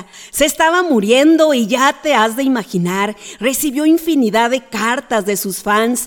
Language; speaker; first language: Spanish; native; Spanish